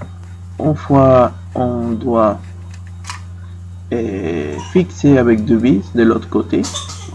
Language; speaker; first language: French; non-native, fluent; Spanish